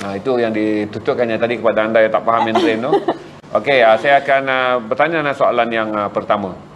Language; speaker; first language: Malay; native; Malay